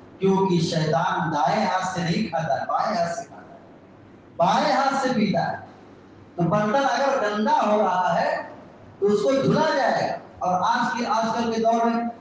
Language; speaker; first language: Urdu; native; Urdu